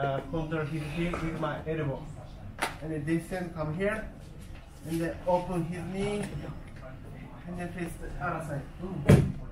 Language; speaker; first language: English; non-native, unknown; Japanese